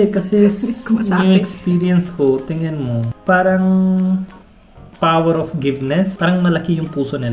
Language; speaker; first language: Filipino; non-native, learner; Punjabi